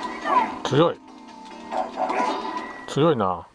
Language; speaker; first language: Japanese; native; Japanese